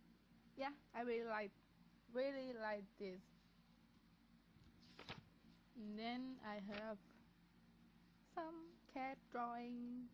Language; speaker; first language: English; non-native, learner; Vietnamese